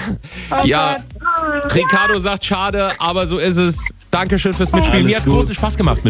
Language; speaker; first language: German; native; German